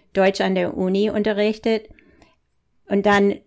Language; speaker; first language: German; non-native, fluent; English